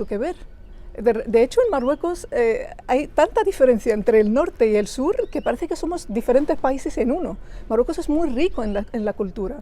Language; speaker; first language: Spanish; early bilingual, other home language; Arabic